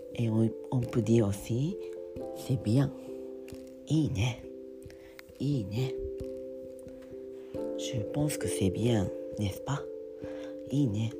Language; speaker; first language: French; non-native, learner; Japanese